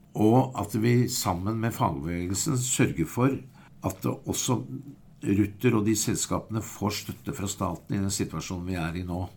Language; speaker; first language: Norwegian; native; Norwegian